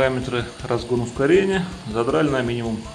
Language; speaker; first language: Russian; native; Russian